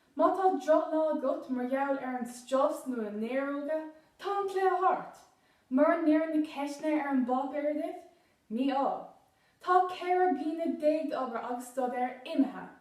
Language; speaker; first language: Irish; non-native, local second language; English